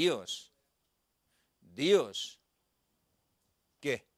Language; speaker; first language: Spanish; non-native, learner; Korean